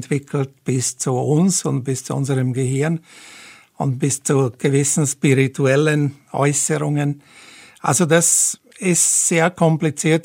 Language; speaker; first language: German; native; German